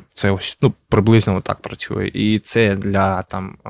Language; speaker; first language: Ukrainian; non-native, local second language; Russian